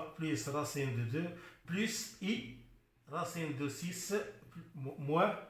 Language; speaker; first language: French; non-native, local second language; Arabic